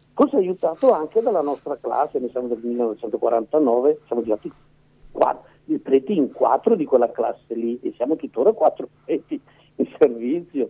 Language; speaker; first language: Italian; native; Italian